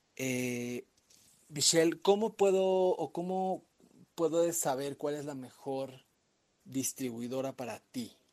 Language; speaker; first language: Spanish; native; Spanish